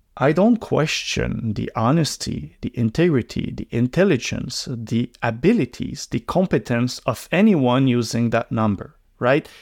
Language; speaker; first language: English; non-native, local second language; French